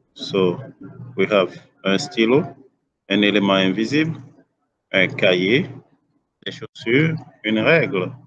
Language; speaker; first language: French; non-native, fluent; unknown